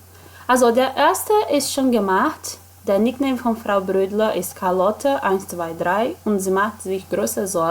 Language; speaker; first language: German; non-native, fluent; Portuguese